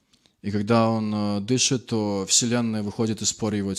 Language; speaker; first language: Russian; native; Russian